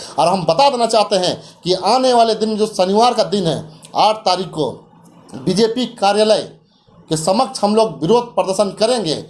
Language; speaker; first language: Hindi; native; Hindi